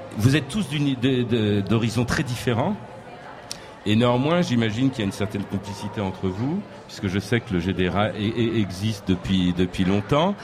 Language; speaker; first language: French; native; French